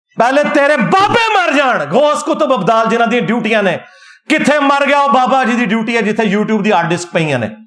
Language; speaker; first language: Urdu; non-native, local second language; Punjabi